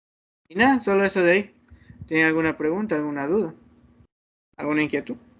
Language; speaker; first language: Spanish; native; Spanish